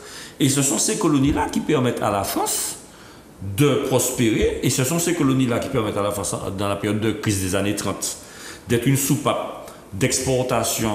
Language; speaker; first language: French; native; French